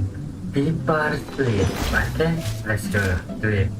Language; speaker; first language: English; non-native, learner; Indonesian